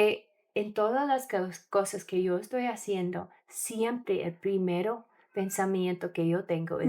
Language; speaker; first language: Spanish; non-native, learner; English